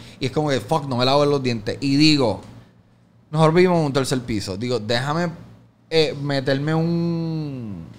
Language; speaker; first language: Spanish; native; Spanish